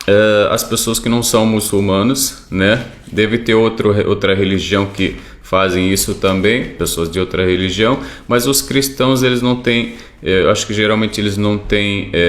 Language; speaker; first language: Portuguese; non-native, fluent; Arabic